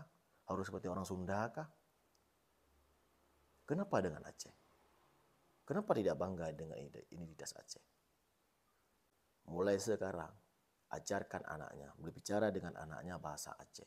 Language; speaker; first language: Indonesian; non-native, local second language; Achinese